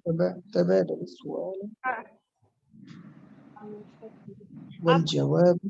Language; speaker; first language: Arabic; non-native, learner; Bangla